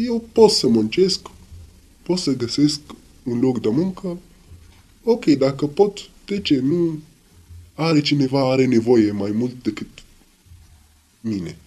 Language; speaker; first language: Romanian; non-native, learner; Arabic